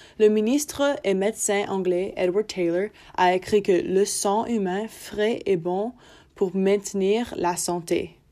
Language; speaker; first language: French; non-native, learner; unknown